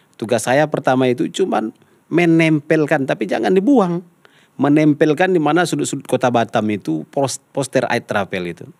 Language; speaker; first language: Indonesian; non-native, local second language; Minangkabau